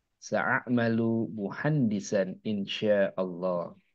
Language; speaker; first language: Arabic; non-native, learner; Indonesian